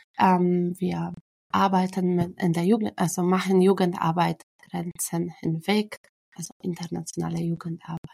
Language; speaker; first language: German; non-native, fluent; Polish